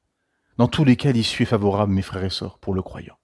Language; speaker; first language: French; native; French